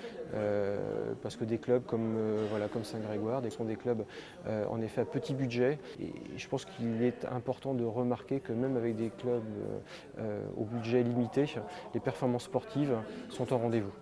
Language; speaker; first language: French; native; French